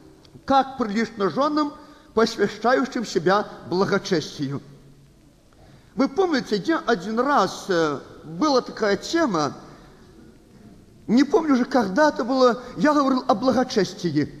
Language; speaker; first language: Russian; native; Russian